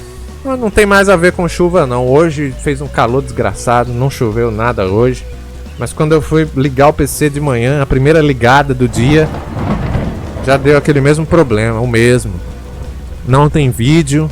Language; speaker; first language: Portuguese; native; Portuguese